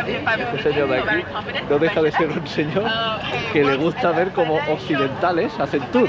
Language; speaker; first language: Spanish; native; Spanish